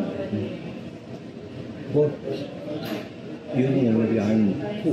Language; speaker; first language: English; non-native, learner; Korean